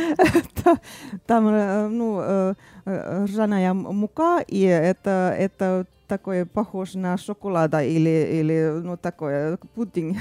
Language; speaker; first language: Russian; non-native, fluent; Finnish